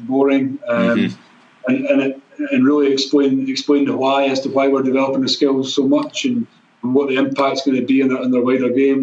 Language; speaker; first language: English; native; English